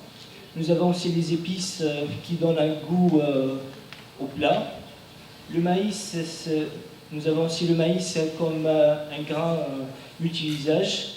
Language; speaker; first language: French; non-native, fluent; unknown